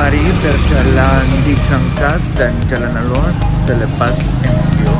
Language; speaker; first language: Indonesian; non-native, fluent; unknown